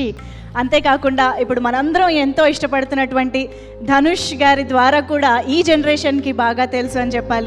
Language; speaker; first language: Telugu; native; Telugu